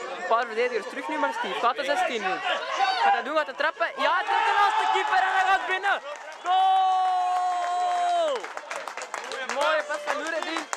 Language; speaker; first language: Dutch; native; Dutch